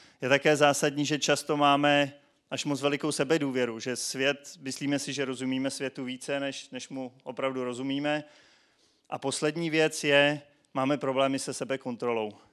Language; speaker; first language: Czech; native; Czech